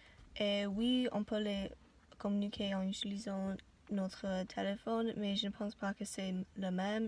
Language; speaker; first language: French; non-native, learner; English